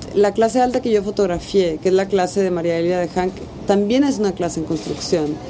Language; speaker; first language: Spanish; native; Spanish